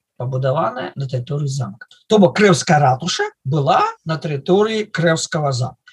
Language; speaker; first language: Belarusian; non-native, local second language; Russian